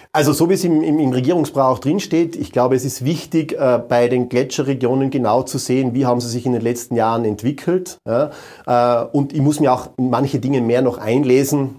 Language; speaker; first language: German; native; German